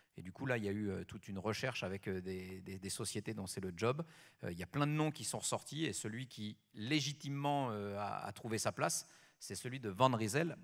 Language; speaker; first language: French; native; French